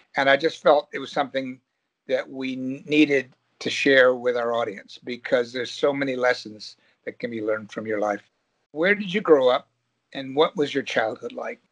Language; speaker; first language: English; native; English